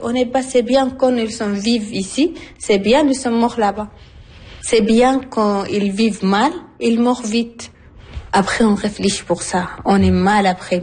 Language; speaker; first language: French; non-native, learner; Arabic